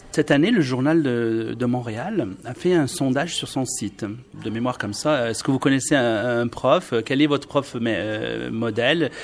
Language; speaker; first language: French; non-native, local second language; Arabic